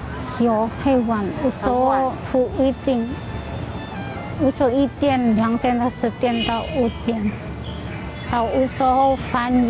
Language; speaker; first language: Chinese; non-native, learner; Indonesian